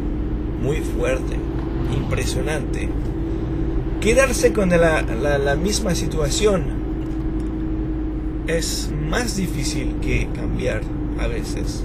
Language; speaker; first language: Spanish; non-native, fluent; French